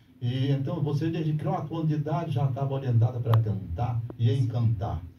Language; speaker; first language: Portuguese; native; Portuguese